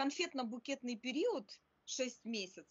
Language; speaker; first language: Russian; native; Russian